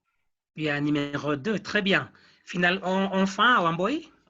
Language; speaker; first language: French; non-native, fluent; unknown